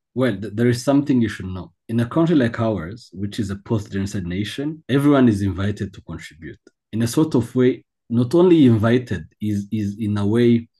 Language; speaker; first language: English; non-native, local second language; Kinyarwanda